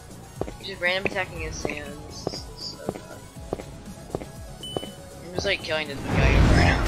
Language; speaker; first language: English; native; English